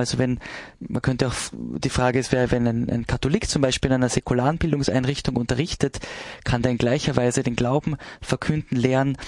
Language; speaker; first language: German; native; German